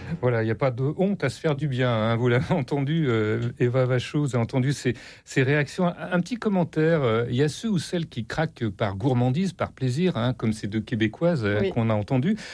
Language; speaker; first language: French; native; French